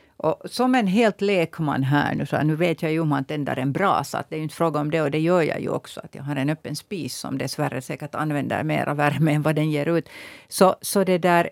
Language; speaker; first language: Swedish; native; Swedish